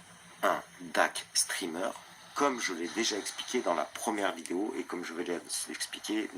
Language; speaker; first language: French; native; French